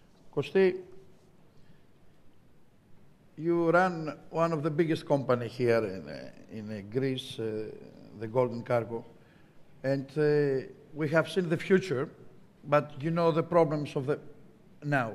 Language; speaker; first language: English; non-native, fluent; Greek